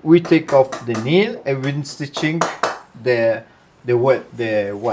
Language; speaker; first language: English; non-native, learner; Italian